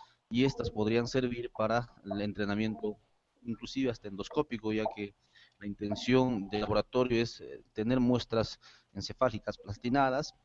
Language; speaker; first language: Spanish; native; Spanish